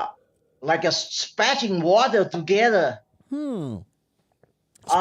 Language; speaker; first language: English; non-native, learner; Thai